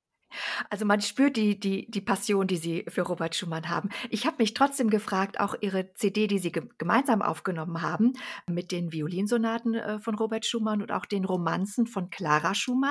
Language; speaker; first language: German; native; German